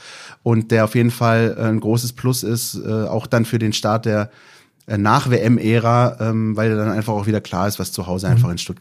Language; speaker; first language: German; native; German